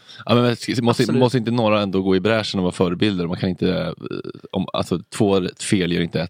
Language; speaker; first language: Swedish; native; Swedish